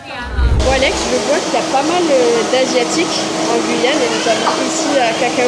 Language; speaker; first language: French; native; French